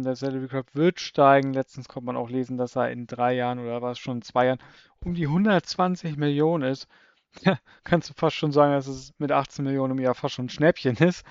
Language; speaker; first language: German; native; German